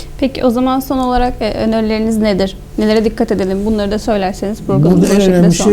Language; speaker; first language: Turkish; native; Turkish